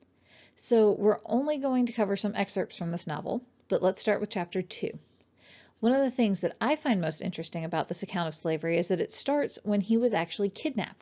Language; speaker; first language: English; native; English